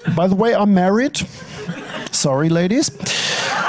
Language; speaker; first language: English; non-native, fluent; German